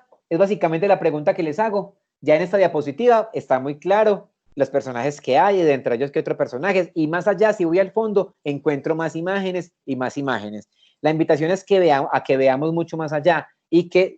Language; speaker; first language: Spanish; native; Spanish